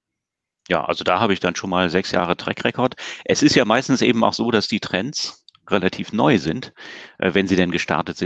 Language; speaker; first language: German; native; German